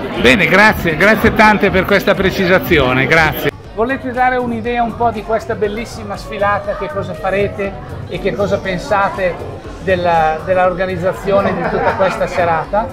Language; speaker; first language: Italian; native; Italian